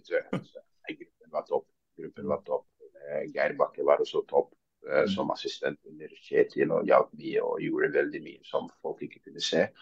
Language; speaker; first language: Norwegian; early bilingual, other home language; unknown